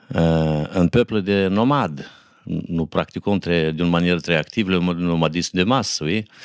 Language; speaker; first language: French; non-native, fluent; Romanian